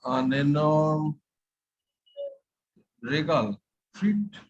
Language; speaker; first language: French; non-native, fluent; Bangla